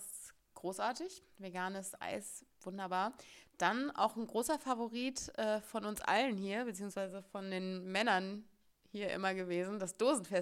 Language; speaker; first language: German; native; German